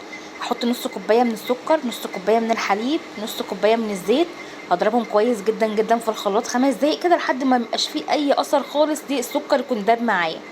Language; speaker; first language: Arabic; native; Arabic